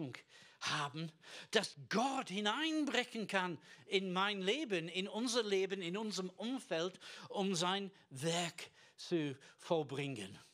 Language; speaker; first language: German; non-native, fluent; English